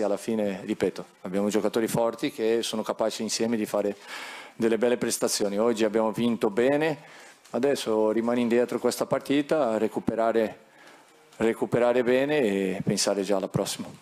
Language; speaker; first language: Italian; non-native, fluent; Portuguese